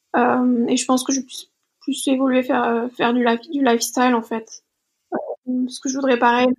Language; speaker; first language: French; native; French